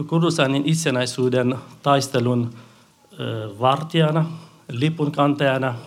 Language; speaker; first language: Finnish; non-native, fluent; Central Kurdish